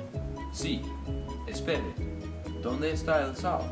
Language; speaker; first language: Spanish; non-native, learner; English